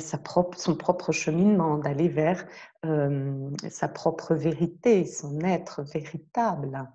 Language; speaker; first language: French; native; French